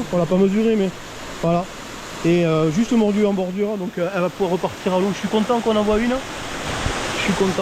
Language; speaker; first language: French; native; French